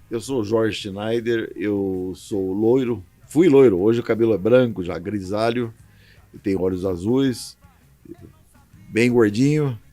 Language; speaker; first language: Portuguese; native; Portuguese